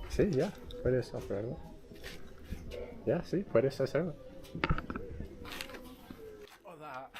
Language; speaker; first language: Spanish; non-native, learner; English